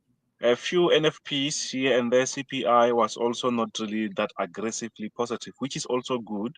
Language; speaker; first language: English; non-native, fluent; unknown